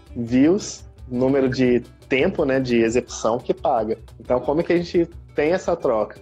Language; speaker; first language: Portuguese; native; Portuguese